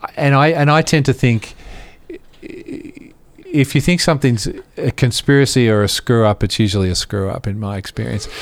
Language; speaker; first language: English; native; English